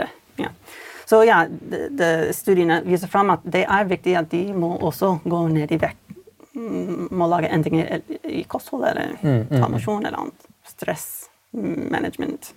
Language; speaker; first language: Norwegian; non-native, fluent; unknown